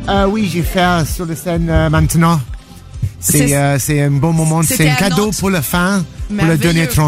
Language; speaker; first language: French; non-native, learner; English